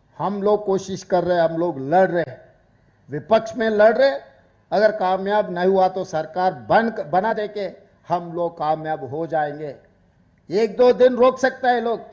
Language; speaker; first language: Hindi; non-native, local second language; Telugu